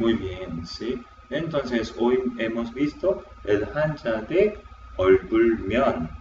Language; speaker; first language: Spanish; non-native, fluent; Korean